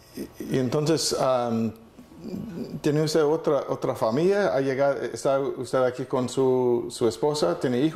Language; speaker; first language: Spanish; non-native, fluent; English